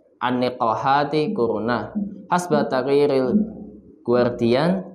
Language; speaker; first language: Arabic; non-native, learner; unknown